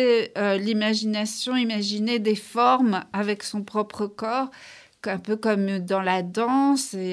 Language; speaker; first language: French; native; French